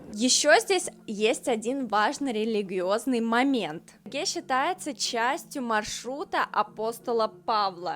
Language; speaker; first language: Russian; native; Russian